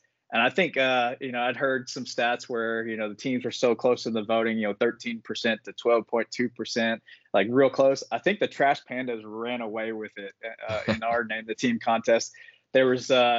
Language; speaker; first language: English; native; English